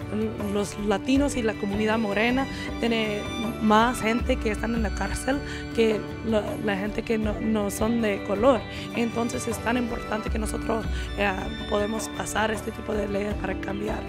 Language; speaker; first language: Spanish; early bilingual, other home language; English